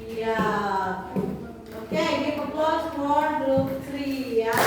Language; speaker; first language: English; non-native, learner; Indonesian